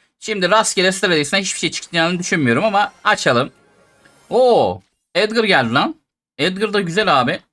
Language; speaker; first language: Turkish; native; Turkish